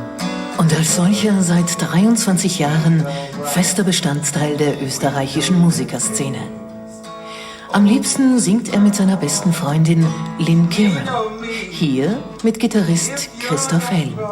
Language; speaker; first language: German; native; German